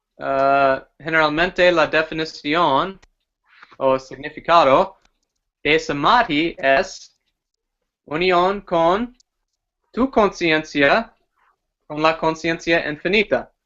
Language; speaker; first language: Spanish; non-native, fluent; English